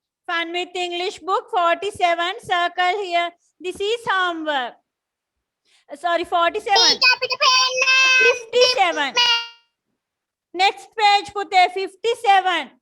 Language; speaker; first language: English; non-native, fluent; Sinhala